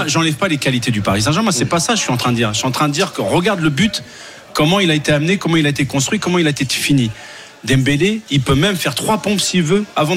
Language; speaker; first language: French; native; French